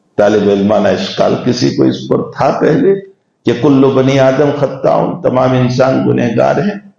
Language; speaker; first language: Urdu; non-native, local second language; Gujarati